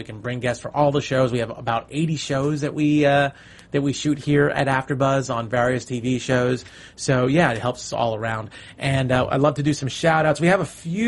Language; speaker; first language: English; native; English